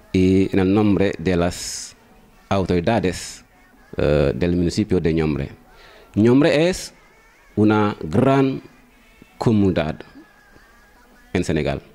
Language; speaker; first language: Spanish; non-native, fluent; Wolof